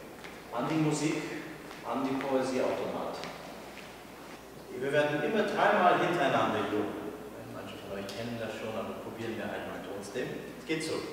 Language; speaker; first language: German; non-native, fluent; English